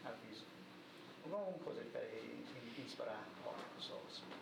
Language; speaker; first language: Portuguese; non-native, learner; English